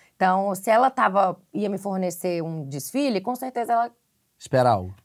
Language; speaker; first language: Portuguese; native; Portuguese